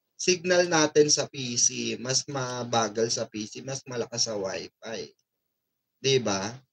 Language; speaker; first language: Filipino; native; Filipino